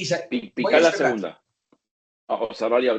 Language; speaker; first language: Spanish; native; Spanish